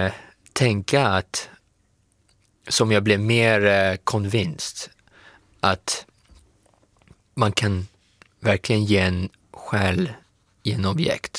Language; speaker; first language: Swedish; non-native, fluent; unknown